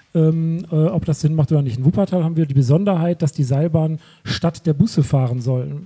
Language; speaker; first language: German; native; German